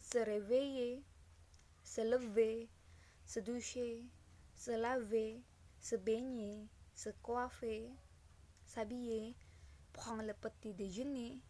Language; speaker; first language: French; non-native, learner; Indonesian